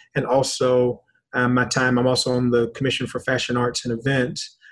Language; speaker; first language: English; native; English